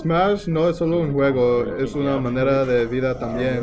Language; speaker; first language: Spanish; non-native, learner; English